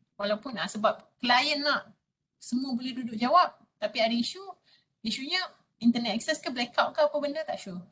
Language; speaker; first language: Malay; native; Malay